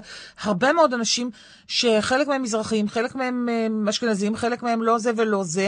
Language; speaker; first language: Hebrew; native; Hebrew